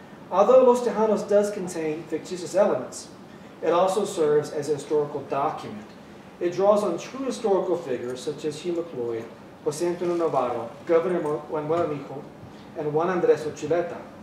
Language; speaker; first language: English; native; English